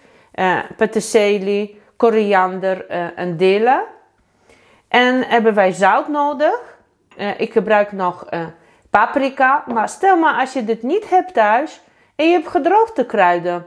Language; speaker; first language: Dutch; non-native, fluent; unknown